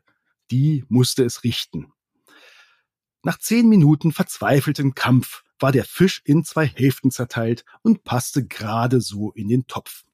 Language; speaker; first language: German; native; German